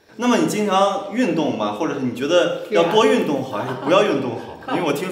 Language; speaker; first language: Chinese; native; Chinese